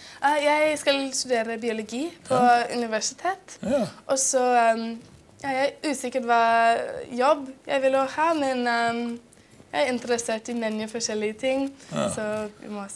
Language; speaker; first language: Norwegian; non-native, fluent; English